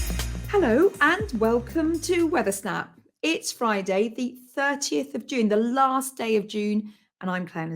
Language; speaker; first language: English; native; English